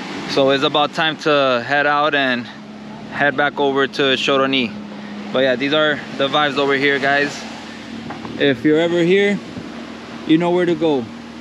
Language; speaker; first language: English; early bilingual, other home language; Spanish